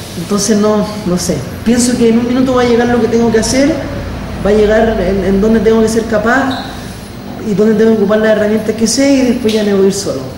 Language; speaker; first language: Spanish; native; Spanish